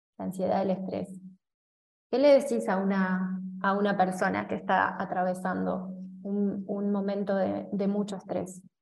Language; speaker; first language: Spanish; native; Spanish